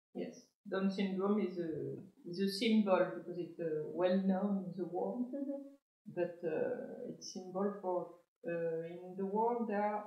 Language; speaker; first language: English; non-native, learner; French